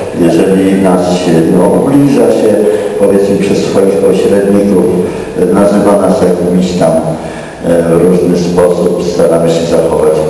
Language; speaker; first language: Polish; native; Polish